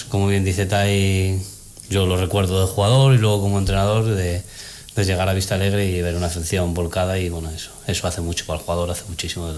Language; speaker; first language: Spanish; native; Spanish